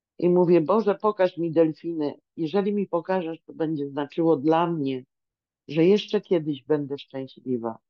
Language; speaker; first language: Polish; native; Polish